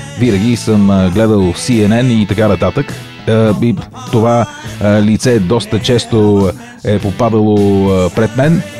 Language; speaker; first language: Bulgarian; native; Bulgarian